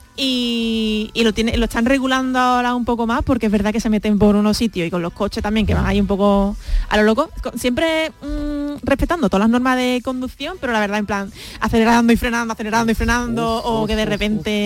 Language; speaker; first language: Spanish; native; Spanish